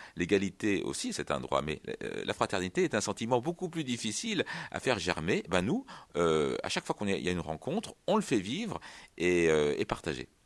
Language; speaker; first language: French; native; French